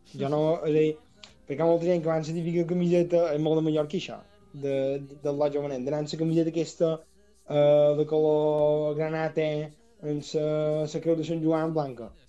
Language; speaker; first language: Catalan; native; Catalan